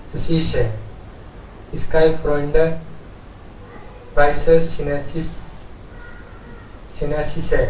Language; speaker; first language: German; non-native, learner; Hindi